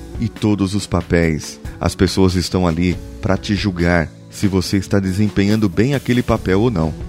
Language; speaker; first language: Portuguese; native; Portuguese